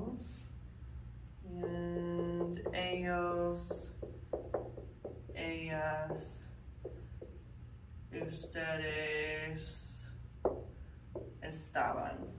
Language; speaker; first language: Spanish; non-native, fluent; English